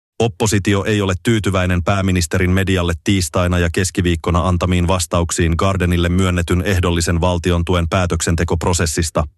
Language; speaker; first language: Finnish; native; Finnish